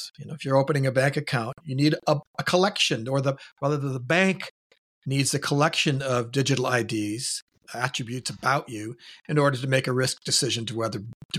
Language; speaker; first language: English; native; English